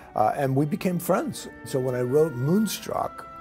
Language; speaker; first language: English; native; English